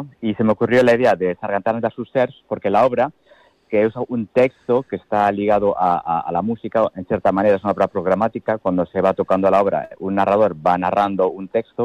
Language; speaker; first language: Spanish; native; Spanish